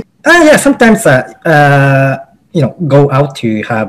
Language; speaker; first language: English; non-native, learner; Japanese